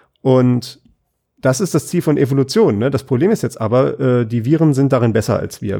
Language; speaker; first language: German; native; German